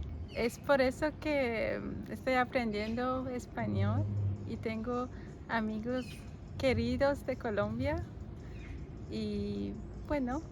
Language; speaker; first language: Spanish; non-native, learner; Persian